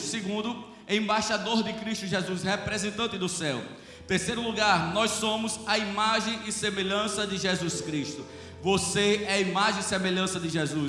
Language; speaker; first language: Portuguese; native; Portuguese